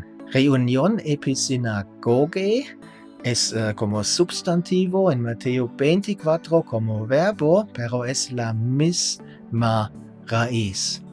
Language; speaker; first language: Spanish; non-native, fluent; German